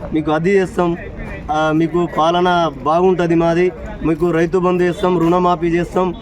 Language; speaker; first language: Telugu; non-native, local second language; Lambadi